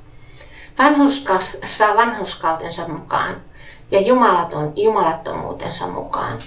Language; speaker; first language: Finnish; native; Finnish